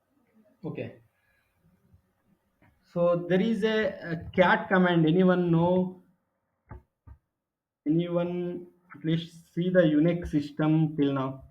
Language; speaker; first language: English; non-native, local second language; Telugu